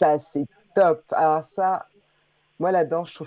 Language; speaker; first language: French; native; French